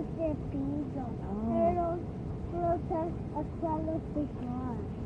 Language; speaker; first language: Spanish; early bilingual, heritage; Spanish